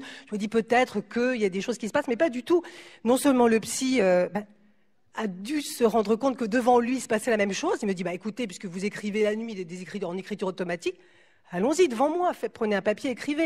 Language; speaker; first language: French; native; French